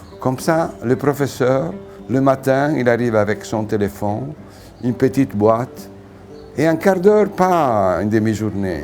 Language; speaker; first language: French; non-native, fluent; Italian